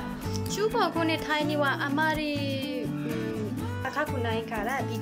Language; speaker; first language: Japanese; non-native, learner; Burmese